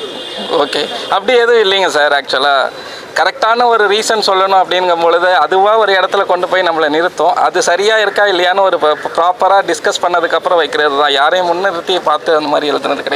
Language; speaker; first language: Tamil; native; Tamil